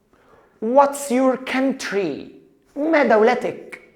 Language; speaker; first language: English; non-native, fluent; Arabic